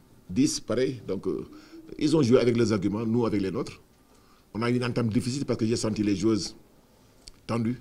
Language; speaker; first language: French; non-native, local second language; Wolof